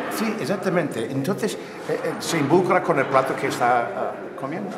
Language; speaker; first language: Spanish; non-native, fluent; English